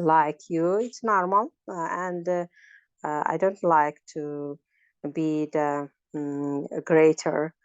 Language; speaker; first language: English; non-native, learner; Azerbaijani